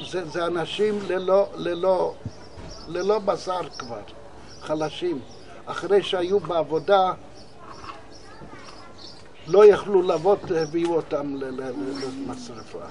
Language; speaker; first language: Hebrew; non-native, fluent; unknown